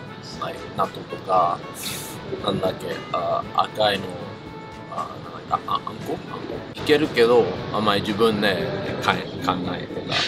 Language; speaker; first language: Japanese; early bilingual, heritage; English